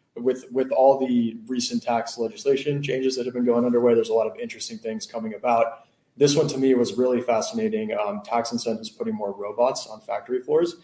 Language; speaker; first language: English; native; English